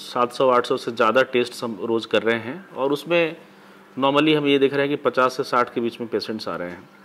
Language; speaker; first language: Hindi; native; Hindi